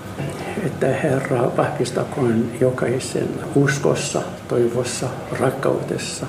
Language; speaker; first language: Finnish; non-native, fluent; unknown